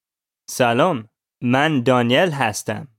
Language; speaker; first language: Persian; non-native, learner; English